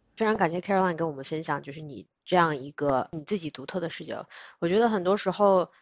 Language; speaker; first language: Chinese; native; Chinese